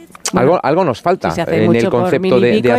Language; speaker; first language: Spanish; native; Spanish